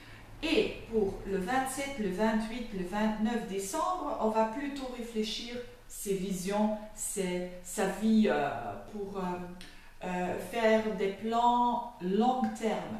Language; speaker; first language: French; non-native, fluent; Dutch